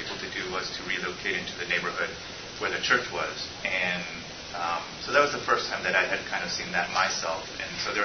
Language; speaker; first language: English; native; English